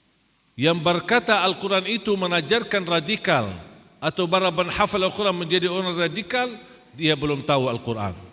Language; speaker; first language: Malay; non-native, fluent; Arabic